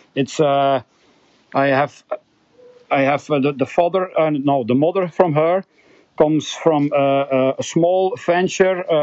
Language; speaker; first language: English; non-native, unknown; Dutch